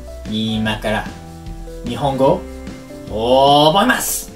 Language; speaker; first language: Japanese; non-native, learner; English